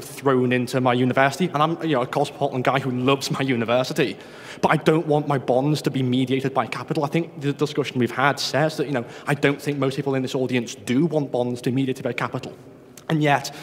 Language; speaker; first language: English; native; English